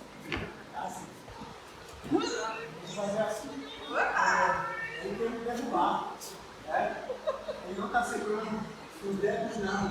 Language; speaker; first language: Portuguese; non-native, learner; English